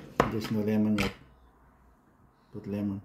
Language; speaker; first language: English; non-native, local second language; Filipino